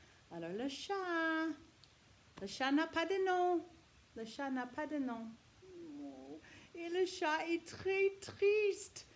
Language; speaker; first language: French; non-native, fluent; English